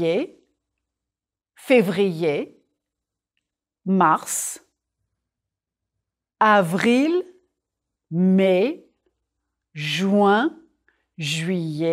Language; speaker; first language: French; non-native, fluent; English